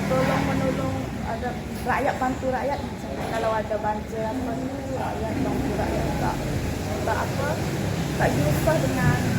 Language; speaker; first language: Indonesian; non-native, local second language; Malay